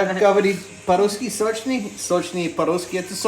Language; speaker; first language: Russian; non-native, learner; English